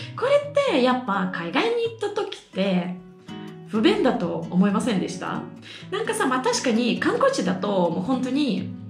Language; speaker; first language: Japanese; non-native, fluent; Russian